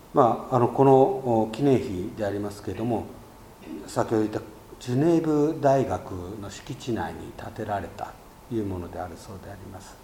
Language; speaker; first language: Japanese; native; Japanese